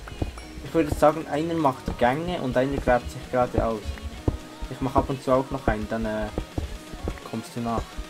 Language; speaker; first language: German; native; German